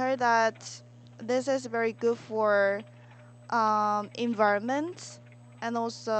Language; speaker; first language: English; non-native, learner; Korean